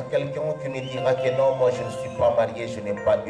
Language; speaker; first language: French; non-native, local second language; Lingala